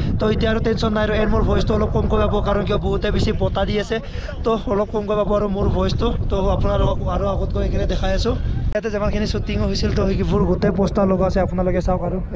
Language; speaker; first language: Assamese; non-native, local second language; Bodo